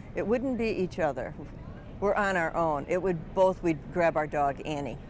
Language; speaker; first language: English; native; English